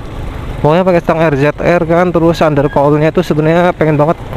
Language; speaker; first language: Indonesian; native; Indonesian